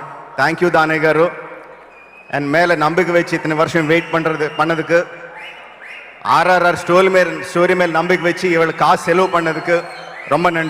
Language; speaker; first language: Tamil; non-native, local second language; Telugu